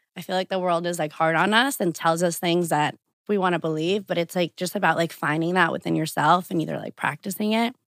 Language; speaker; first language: English; early bilingual, other home language; Portuguese